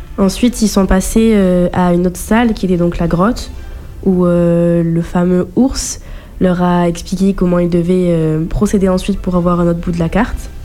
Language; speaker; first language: French; native; French